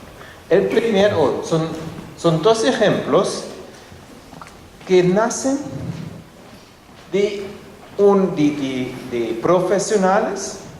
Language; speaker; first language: Spanish; non-native, fluent; German